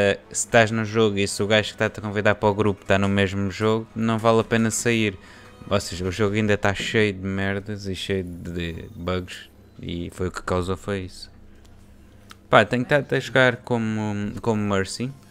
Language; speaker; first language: Portuguese; native; Portuguese